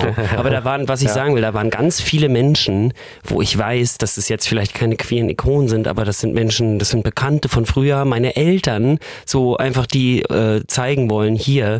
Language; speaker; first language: German; native; German